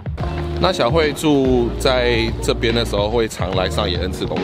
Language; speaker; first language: Chinese; native; Chinese